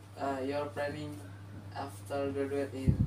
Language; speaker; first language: English; non-native, learner; Indonesian